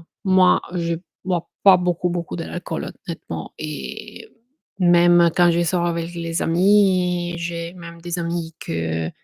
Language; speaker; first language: French; non-native, fluent; Italian